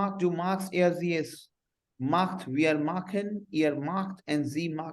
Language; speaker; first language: German; non-native, fluent; Hindi